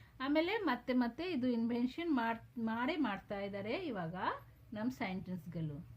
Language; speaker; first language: Kannada; non-native, local second language; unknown